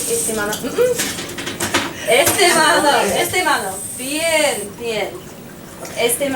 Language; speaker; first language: Spanish; non-native, learner; English